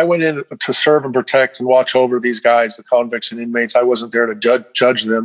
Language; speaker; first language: English; native; English